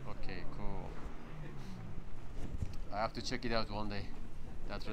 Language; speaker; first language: English; non-native, fluent; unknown